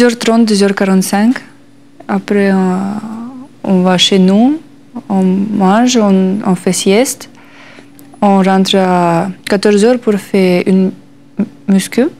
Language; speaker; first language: French; non-native, learner; Russian